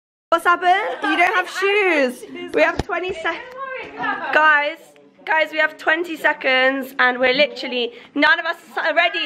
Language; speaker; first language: English; early bilingual, other home language; Persian